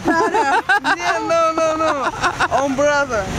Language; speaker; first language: English; non-native, learner; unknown